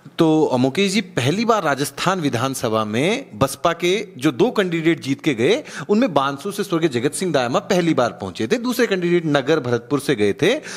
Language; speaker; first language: Hindi; native; Hindi